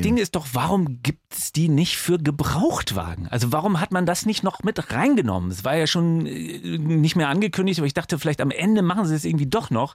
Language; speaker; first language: German; native; German